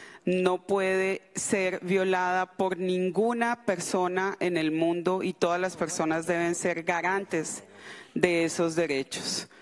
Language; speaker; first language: Spanish; non-native, local second language; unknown